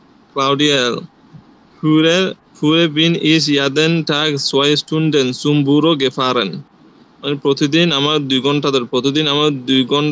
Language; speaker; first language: German; non-native, learner; Bangla